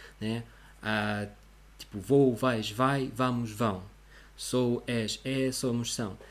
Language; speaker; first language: Portuguese; non-native, fluent; Russian